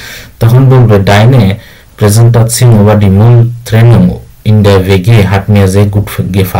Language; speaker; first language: German; non-native, learner; Bangla